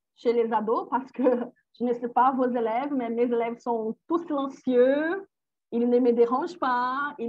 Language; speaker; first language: French; non-native, fluent; Portuguese